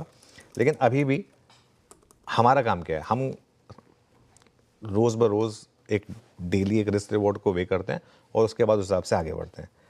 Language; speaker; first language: Hindi; native; Hindi